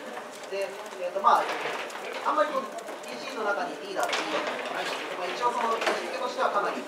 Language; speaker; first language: Japanese; native; Japanese